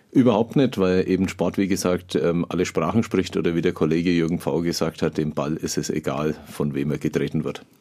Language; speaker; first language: German; native; German